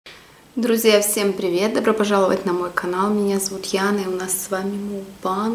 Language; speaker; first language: Russian; native; Russian